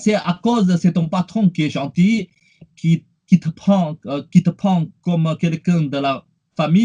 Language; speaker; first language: French; non-native, fluent; Chinese